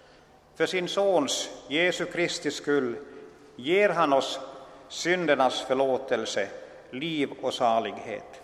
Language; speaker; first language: Swedish; non-native, local second language; Finnish